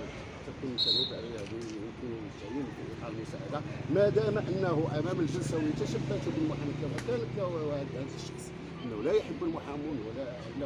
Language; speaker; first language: Arabic; native; Arabic